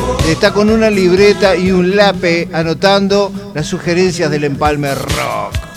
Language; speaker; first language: Spanish; native; Spanish